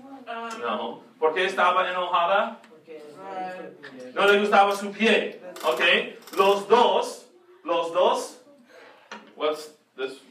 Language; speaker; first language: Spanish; non-native, fluent; English